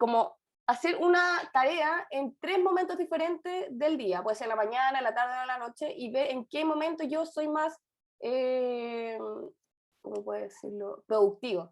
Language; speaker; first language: Spanish; native; Spanish